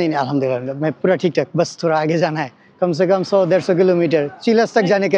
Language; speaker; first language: Hindi; non-native, fluent; Bangla